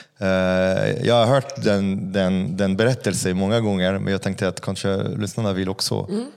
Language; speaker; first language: Swedish; non-native, fluent; French